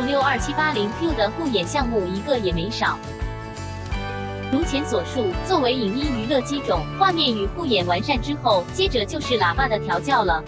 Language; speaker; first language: Chinese; native; Chinese